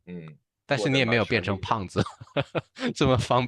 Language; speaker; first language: Chinese; native; Chinese